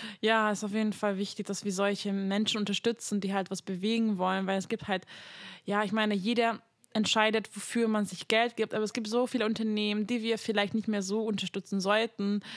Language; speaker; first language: German; non-native, fluent; Hungarian